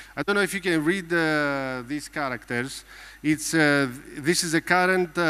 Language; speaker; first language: English; non-native, fluent; Greek